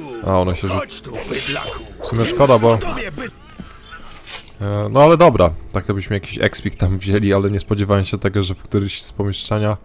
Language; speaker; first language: Polish; native; Polish